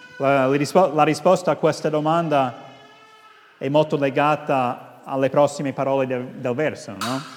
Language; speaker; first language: Italian; non-native, fluent; English